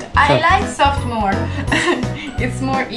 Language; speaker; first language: English; non-native, fluent; Italian